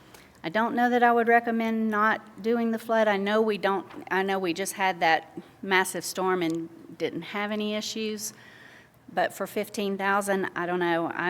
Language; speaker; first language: English; native; English